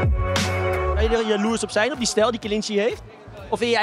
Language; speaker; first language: Dutch; native; Dutch